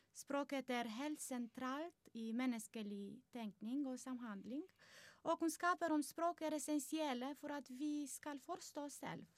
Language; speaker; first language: Norwegian; non-native, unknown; Romanian